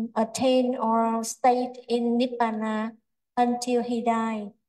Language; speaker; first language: English; non-native, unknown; Vietnamese